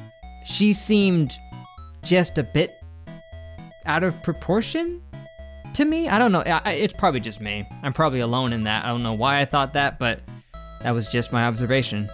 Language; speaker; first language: English; native; English